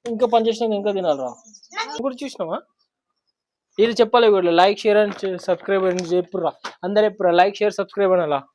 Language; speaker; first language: Telugu; native; Telugu